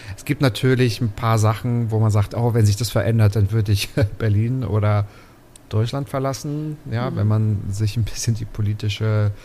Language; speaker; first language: German; native; German